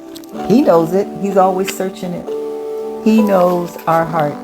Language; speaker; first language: English; native; English